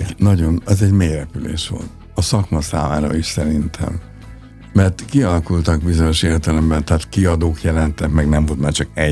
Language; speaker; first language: Hungarian; native; Hungarian